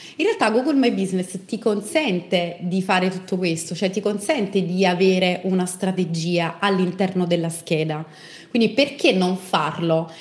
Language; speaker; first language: Italian; native; Italian